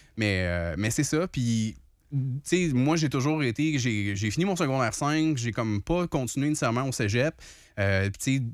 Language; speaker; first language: French; native; French